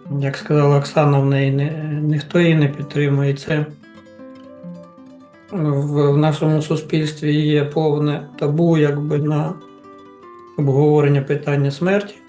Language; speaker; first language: Ukrainian; native; Ukrainian